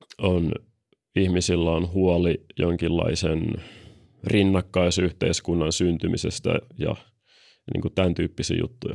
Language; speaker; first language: Finnish; native; Finnish